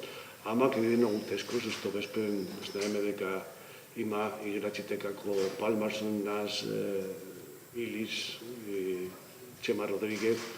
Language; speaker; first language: Macedonian; non-native, learner; Spanish